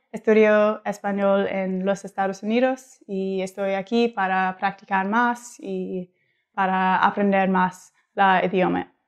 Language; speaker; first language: Spanish; non-native, learner; English